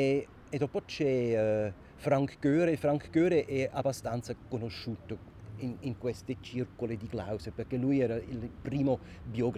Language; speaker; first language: Italian; non-native, local second language; German